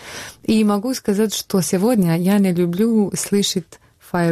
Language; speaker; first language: Russian; non-native, learner; Bosnian